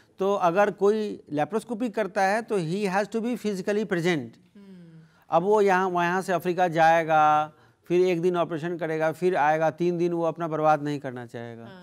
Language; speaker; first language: Hindi; native; Hindi